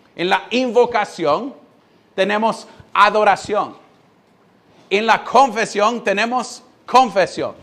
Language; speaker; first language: Spanish; non-native, fluent; English